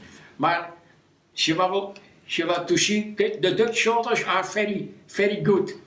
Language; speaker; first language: English; non-native, learner; Dutch